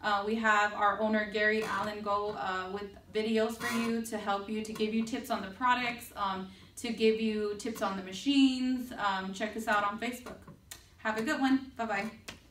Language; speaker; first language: English; early bilingual, other home language; Spanish